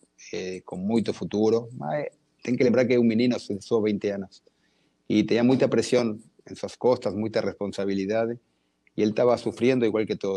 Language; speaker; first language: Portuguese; non-native, learner; Spanish